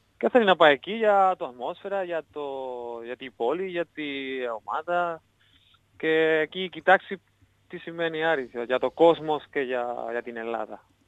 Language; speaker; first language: Greek; non-native, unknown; Spanish